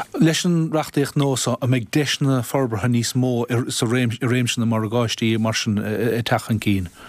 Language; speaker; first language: Irish; native; Irish